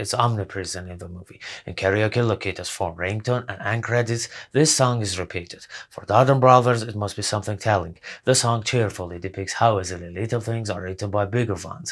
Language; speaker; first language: English; non-native, fluent; Persian